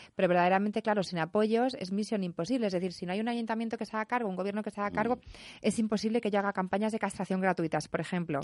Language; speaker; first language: Spanish; early bilingual, other home language; English